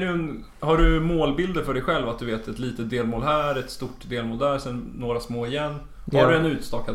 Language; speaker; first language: Swedish; native; Swedish